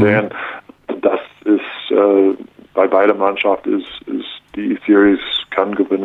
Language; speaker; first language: German; non-native, learner; English